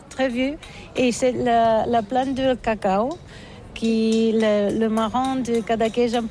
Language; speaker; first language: French; non-native, learner; Catalan